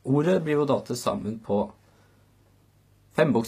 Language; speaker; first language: Norwegian; native; Norwegian